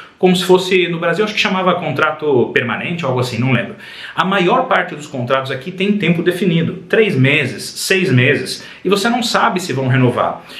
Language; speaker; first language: Portuguese; native; Portuguese